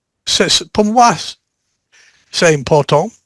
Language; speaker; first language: French; non-native, learner; English